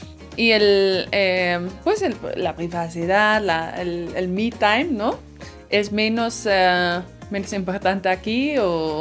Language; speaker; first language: Spanish; non-native, fluent; Dutch